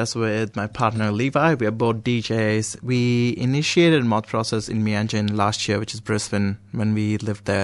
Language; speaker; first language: English; non-native, local second language; Konkani